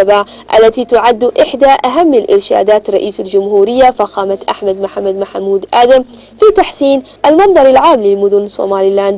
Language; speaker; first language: Arabic; non-native, local second language; Somali